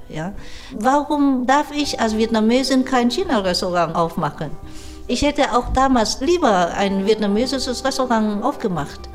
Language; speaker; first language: German; non-native, fluent; Vietnamese